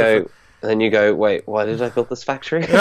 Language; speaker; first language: English; native; English